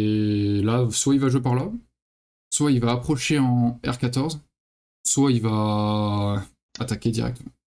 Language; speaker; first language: French; native; French